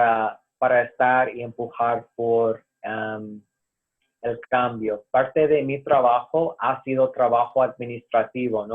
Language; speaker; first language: Spanish; non-native, fluent; English